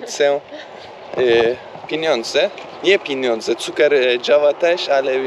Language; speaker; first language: Polish; non-native, learner; Turkish